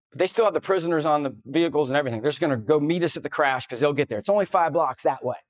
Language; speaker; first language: English; native; English